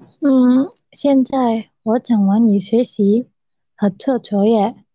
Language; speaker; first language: Chinese; non-native, learner; Indonesian